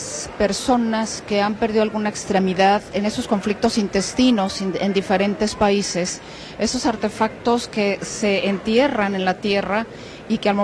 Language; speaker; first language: Spanish; native; Spanish